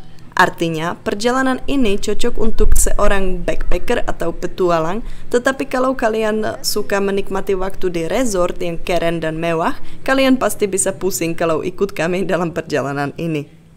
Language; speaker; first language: Indonesian; non-native, fluent; Czech